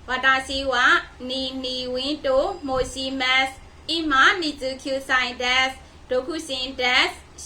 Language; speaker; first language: Japanese; non-native, learner; Burmese